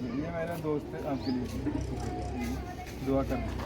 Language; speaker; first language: Hindi; non-native, local second language; Malayalam